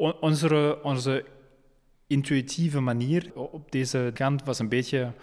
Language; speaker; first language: Dutch; non-native, local second language; French